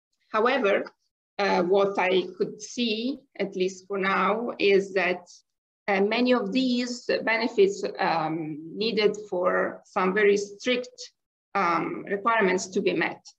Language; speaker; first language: English; non-native, fluent; Italian